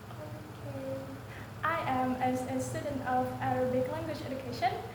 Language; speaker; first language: English; non-native, learner; Indonesian